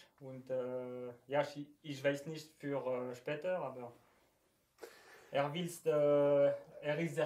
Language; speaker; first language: German; non-native, learner; French